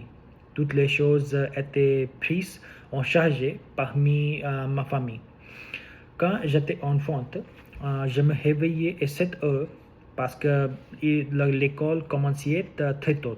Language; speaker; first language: French; non-native, learner; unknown